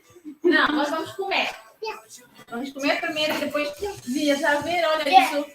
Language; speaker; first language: Portuguese; non-native, local second language; Tetum